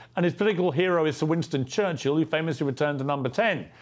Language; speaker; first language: English; native; English